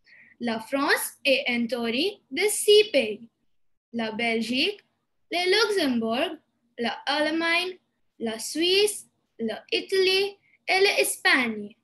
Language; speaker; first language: French; non-native, learner; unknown